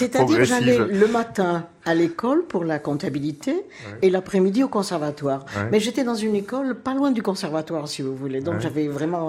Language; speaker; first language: French; native; French